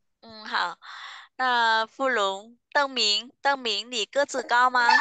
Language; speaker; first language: Chinese; non-native, fluent; Vietnamese